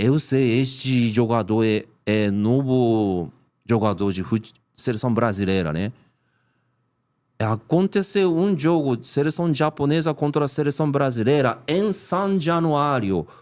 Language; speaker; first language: Portuguese; non-native, learner; Japanese